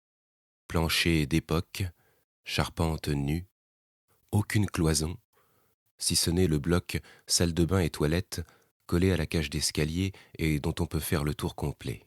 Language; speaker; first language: French; native; French